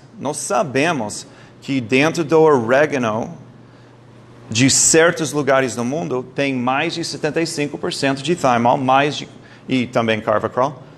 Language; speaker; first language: Portuguese; non-native, fluent; English